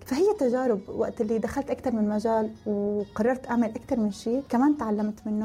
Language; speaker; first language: Arabic; native; Arabic